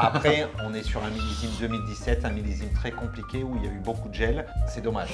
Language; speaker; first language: French; native; French